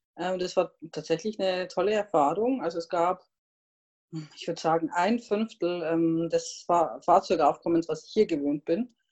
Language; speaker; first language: German; non-native, fluent; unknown